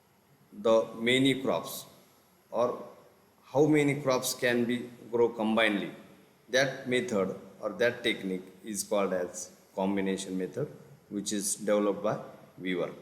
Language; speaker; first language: English; non-native, local second language; Marathi